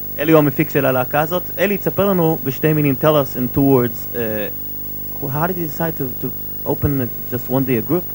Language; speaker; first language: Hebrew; native; Hebrew